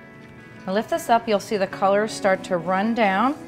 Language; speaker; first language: English; native; English